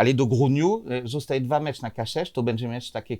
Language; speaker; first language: Polish; non-native, learner; French